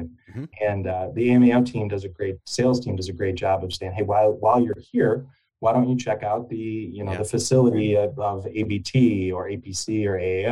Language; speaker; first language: English; native; English